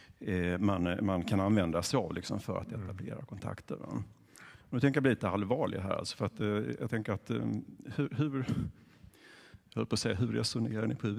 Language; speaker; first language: Swedish; native; Swedish